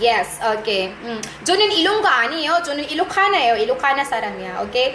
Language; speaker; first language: Korean; non-native, fluent; Iloko